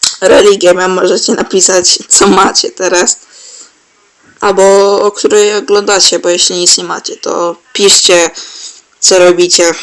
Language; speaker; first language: Polish; native; Polish